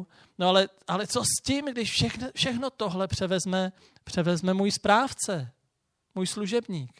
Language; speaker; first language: Czech; native; Czech